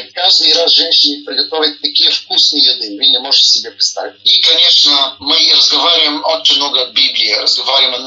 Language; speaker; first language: Russian; non-native, learner; Bulgarian